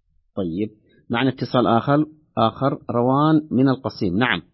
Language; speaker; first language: Arabic; native; Arabic